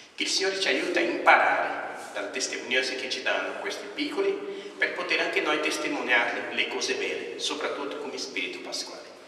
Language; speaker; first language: Italian; non-native, fluent; Portuguese